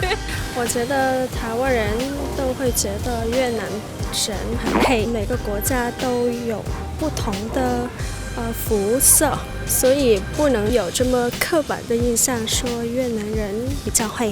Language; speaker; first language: Chinese; non-native, fluent; Vietnamese